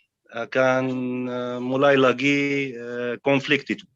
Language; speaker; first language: Indonesian; non-native, learner; Arabic